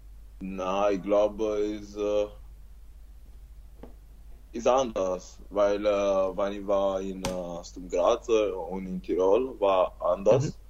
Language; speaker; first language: German; non-native, learner; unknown